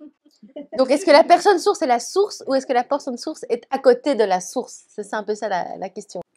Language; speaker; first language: French; native; French